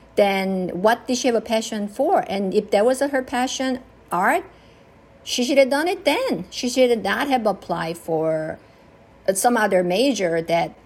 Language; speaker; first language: English; early bilingual, other home language; Korean